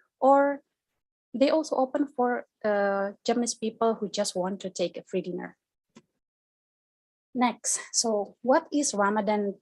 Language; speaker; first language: English; non-native, fluent; Indonesian